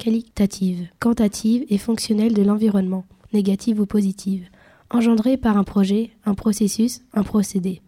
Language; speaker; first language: French; native; French